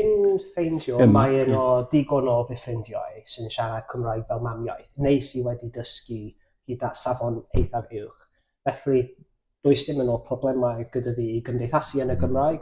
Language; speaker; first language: Welsh; non-native, fluent; English